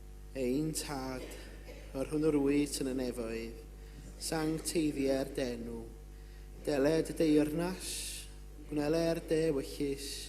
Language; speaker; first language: Welsh; native; Welsh